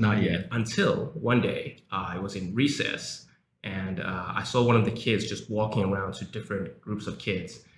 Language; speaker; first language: English; early bilingual, other home language; Chinese